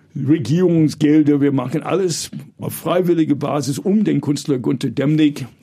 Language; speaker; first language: German; early bilingual, other home language; English